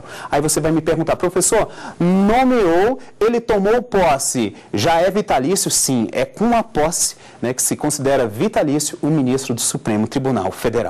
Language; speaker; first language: Portuguese; native; Portuguese